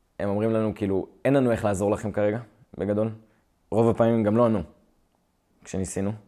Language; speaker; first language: Hebrew; native; Hebrew